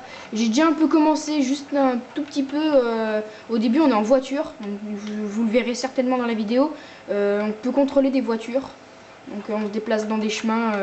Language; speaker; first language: French; native; French